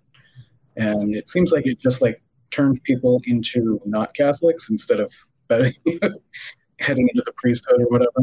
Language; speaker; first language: English; native; English